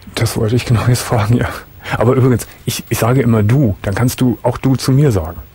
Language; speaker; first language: German; native; German